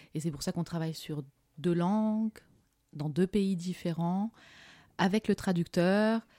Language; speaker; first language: French; native; French